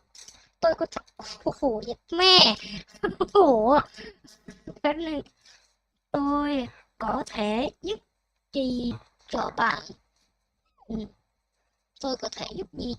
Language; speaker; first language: Vietnamese; non-native, learner; Thai